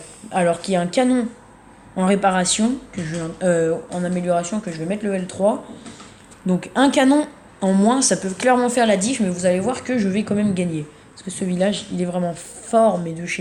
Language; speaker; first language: French; native; French